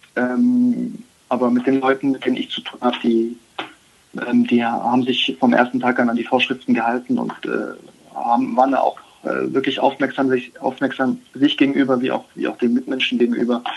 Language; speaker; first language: German; native; German